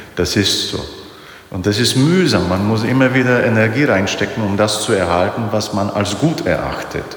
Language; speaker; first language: German; non-native, fluent; Polish